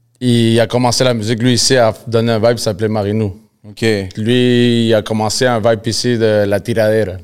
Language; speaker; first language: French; early bilingual, other home language; Spanish